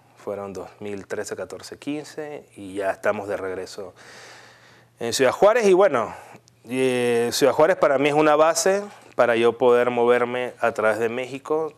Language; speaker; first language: Spanish; native; Spanish